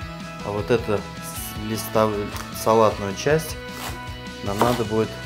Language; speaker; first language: Russian; native; Russian